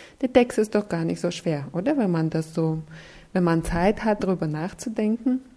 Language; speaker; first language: German; non-native, fluent; Russian